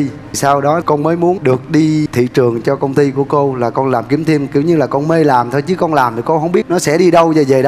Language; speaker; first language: Vietnamese; native; Vietnamese